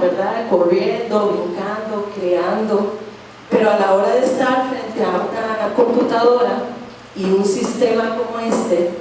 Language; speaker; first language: Spanish; native; Spanish